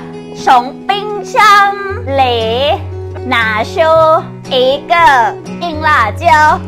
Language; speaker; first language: Chinese; non-native, learner; Thai